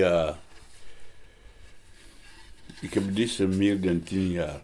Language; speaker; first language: Dutch; non-native, learner; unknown